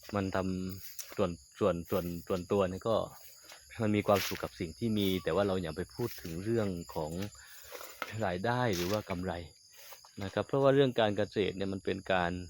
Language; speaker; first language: Thai; non-native, local second language; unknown